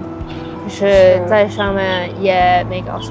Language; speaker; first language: Chinese; non-native, learner; English